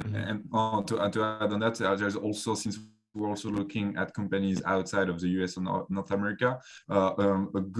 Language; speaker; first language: English; non-native, fluent; French